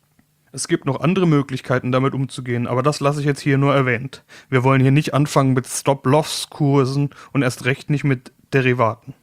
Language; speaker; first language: German; native; German